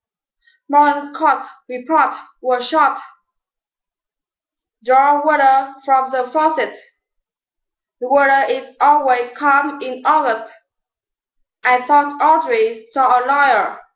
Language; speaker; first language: English; non-native, learner; Vietnamese